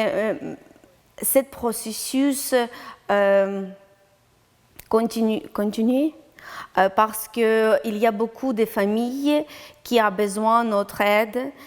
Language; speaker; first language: French; non-native, learner; Ukrainian